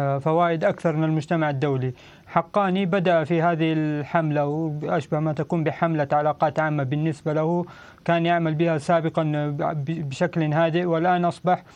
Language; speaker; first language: Arabic; non-native, fluent; Pashto